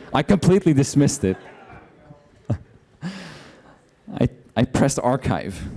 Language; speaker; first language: English; non-native, fluent; Dutch